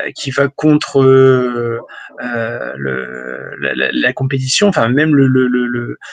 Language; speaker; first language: French; native; French